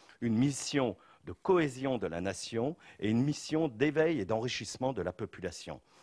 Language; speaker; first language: French; native; French